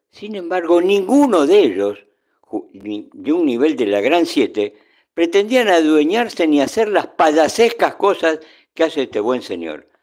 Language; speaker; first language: Spanish; native; Spanish